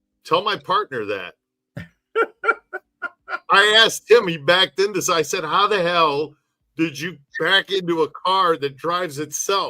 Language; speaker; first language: English; native; English